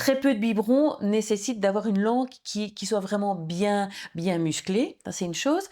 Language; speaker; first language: French; native; French